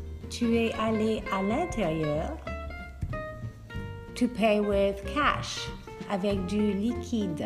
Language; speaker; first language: French; native; French